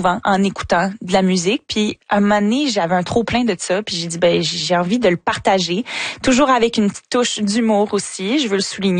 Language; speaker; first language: French; native; French